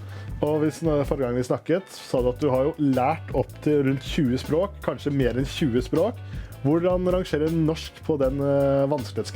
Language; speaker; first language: Norwegian; native; Norwegian